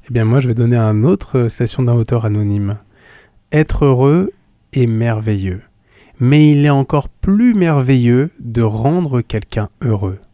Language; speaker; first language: French; native; French